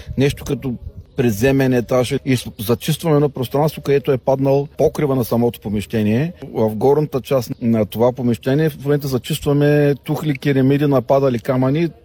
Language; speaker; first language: Bulgarian; native; Bulgarian